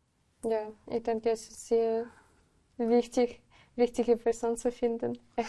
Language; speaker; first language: German; non-native, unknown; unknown